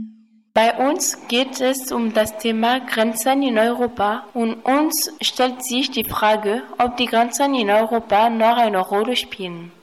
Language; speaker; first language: German; non-native, fluent; French